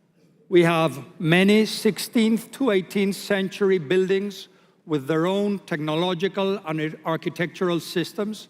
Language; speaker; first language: English; non-native, fluent; Spanish